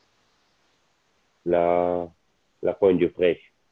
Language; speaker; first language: French; non-native, learner; Italian